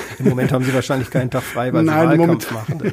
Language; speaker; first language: German; native; German